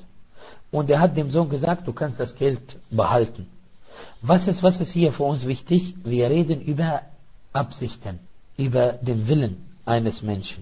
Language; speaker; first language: German; non-native, fluent; Arabic